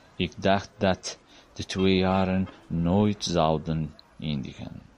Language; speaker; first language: Dutch; non-native, learner; Arabic